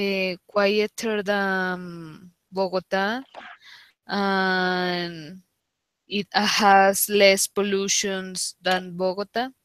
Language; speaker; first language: English; non-native, learner; Spanish